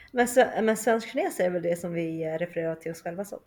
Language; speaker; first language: Swedish; early bilingual, other home language; Chinese